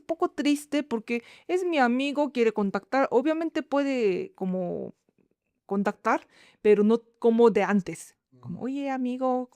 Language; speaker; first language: Spanish; non-native, fluent; Korean